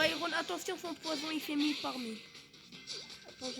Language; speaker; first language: French; native; French